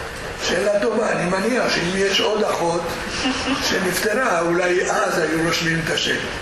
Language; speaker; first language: Hebrew; non-native, fluent; Spanish